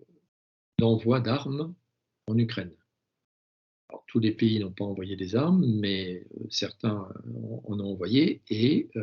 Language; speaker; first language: French; native; French